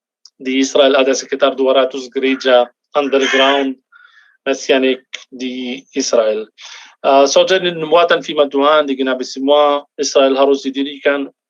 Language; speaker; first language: Indonesian; non-native, fluent; Arabic